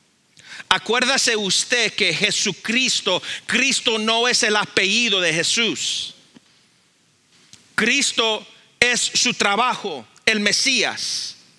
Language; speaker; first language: Spanish; early bilingual, heritage; Spanish